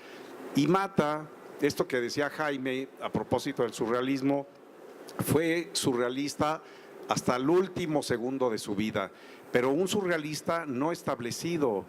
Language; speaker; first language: Spanish; native; Spanish